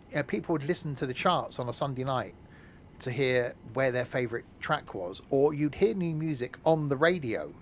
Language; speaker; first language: English; native; English